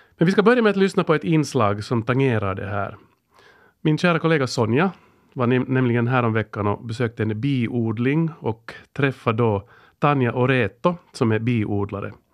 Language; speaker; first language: Swedish; native; Swedish